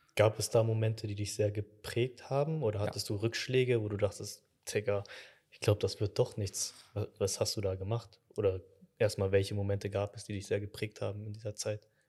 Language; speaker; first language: German; early bilingual, other home language; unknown